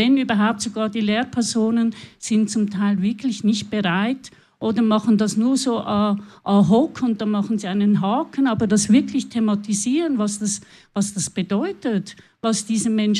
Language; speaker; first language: German; native; German